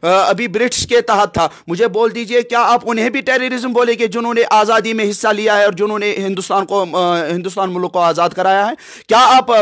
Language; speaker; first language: Hindi; non-native, local second language; Kashmiri